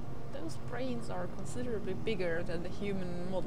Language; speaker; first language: English; non-native, fluent; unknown